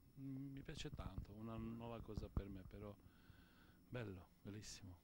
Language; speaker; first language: Italian; non-native, fluent; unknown